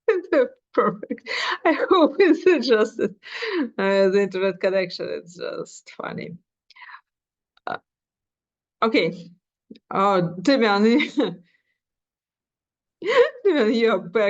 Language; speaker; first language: English; non-native, fluent; Ukrainian